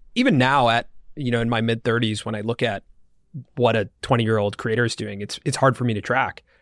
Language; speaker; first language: English; early bilingual, other home language; Hindi